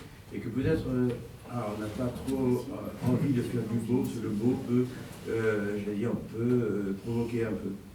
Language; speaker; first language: French; native; French